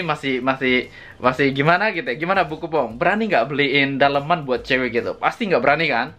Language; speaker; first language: Indonesian; native; Indonesian